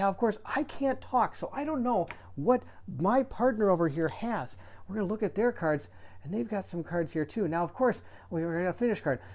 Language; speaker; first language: English; native; English